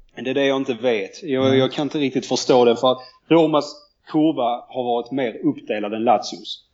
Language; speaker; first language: Swedish; native; Swedish